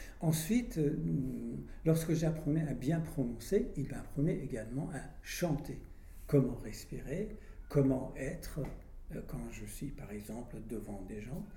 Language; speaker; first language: French; non-native, fluent; Persian